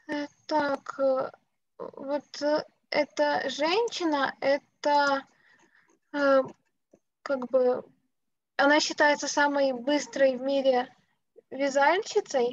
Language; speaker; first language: Russian; native; Russian